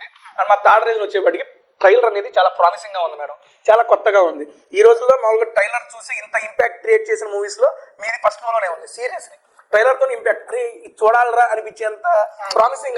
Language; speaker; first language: Telugu; native; Telugu